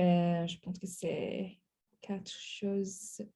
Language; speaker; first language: French; non-native, learner; English